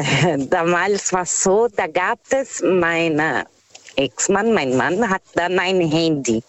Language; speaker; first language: German; non-native, fluent; Portuguese